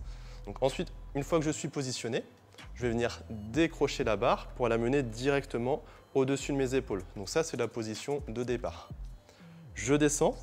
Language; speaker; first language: French; native; French